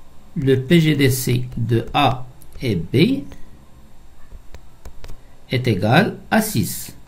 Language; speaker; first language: French; non-native, local second language; Arabic